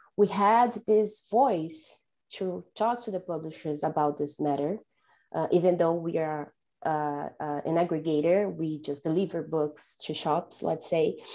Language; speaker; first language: English; non-native, fluent; Portuguese